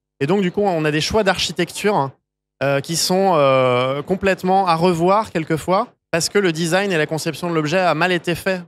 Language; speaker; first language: French; native; French